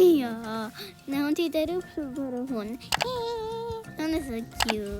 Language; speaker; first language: Swedish; early bilingual, other home language; Urdu